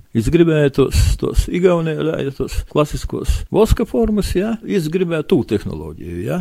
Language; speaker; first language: Latvian; native; Latvian